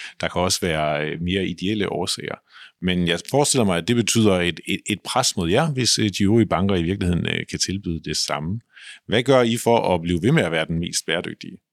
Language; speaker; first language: Danish; native; Danish